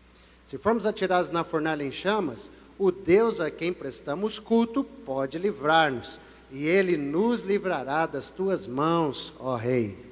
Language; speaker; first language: Portuguese; native; Portuguese